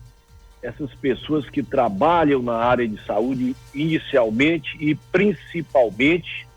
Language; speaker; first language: Portuguese; native; Portuguese